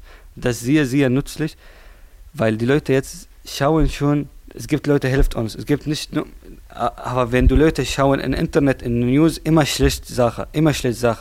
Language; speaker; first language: German; non-native, learner; Arabic